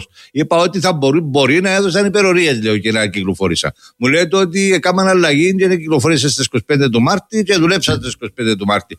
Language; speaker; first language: Greek; native; Greek